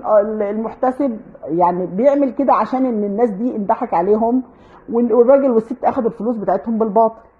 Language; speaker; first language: Arabic; native; Arabic